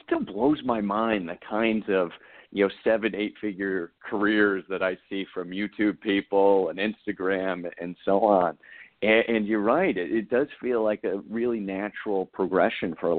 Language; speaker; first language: English; native; English